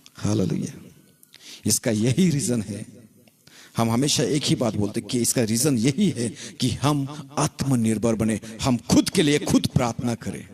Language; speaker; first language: Hindi; non-native, local second language; Marathi